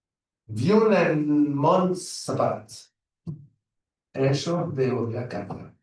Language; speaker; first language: Catalan; non-native, learner; French